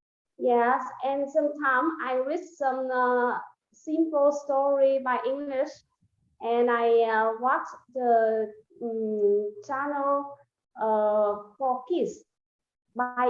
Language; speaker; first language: English; non-native, learner; Vietnamese